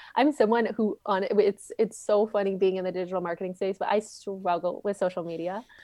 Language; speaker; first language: English; native; English